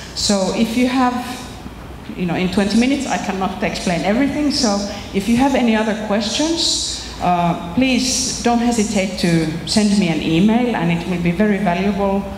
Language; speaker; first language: English; non-native, fluent; Finnish